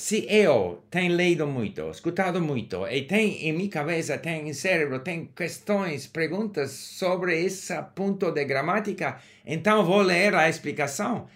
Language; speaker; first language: Portuguese; non-native, learner; English